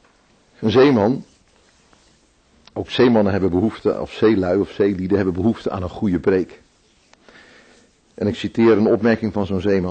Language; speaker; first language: Dutch; native; Dutch